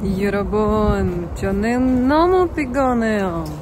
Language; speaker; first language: Korean; non-native, learner; Russian